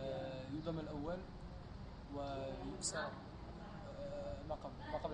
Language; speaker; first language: Arabic; non-native, learner; French